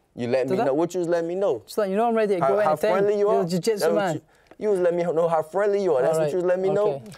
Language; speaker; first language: English; native; English